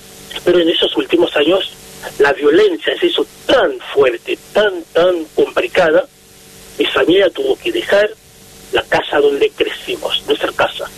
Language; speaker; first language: Spanish; non-native, fluent; Haitian Creole